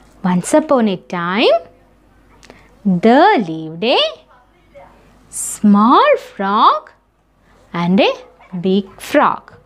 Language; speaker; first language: English; non-native, local second language; Malayalam